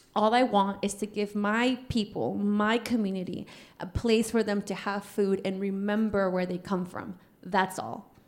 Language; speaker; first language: English; early bilingual, other home language; Spanish